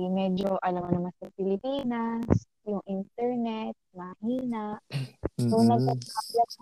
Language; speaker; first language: English; non-native, local second language; Filipino